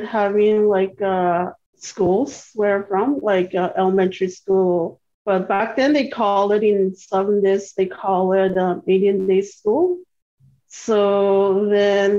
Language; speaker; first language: English; non-native, fluent; Cree